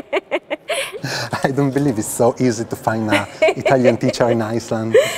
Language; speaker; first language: English; non-native, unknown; Italian